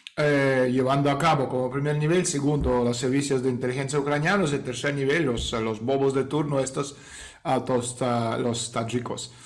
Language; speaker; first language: Spanish; non-native, fluent; Russian